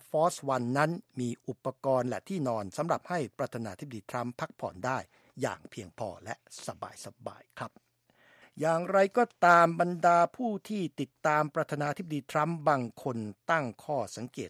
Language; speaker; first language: Thai; native; Thai